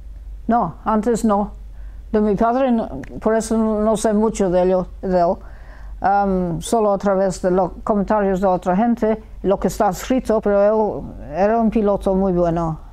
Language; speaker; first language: Spanish; early bilingual, heritage; Spanish